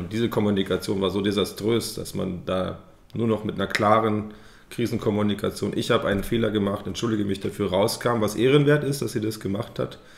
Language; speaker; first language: German; native; German